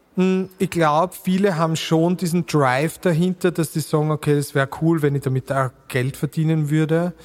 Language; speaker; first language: German; native; German